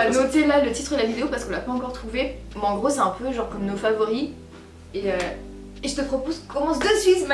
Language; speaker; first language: French; native; French